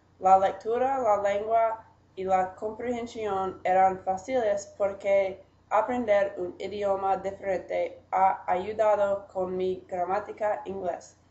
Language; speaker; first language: Spanish; non-native, learner; English